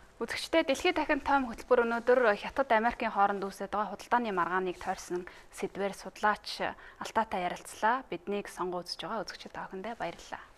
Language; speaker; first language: Mongolian; native; Mongolian